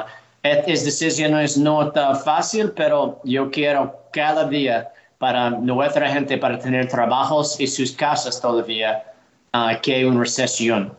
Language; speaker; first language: Spanish; non-native, learner; English